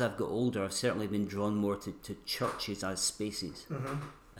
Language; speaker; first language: English; native; English